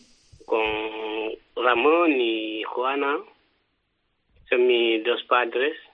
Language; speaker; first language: Spanish; non-native, learner; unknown